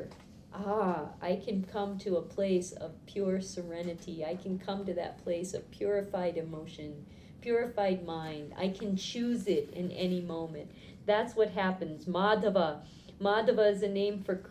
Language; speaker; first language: English; native; English